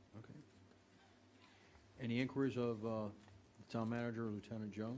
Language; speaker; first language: English; native; English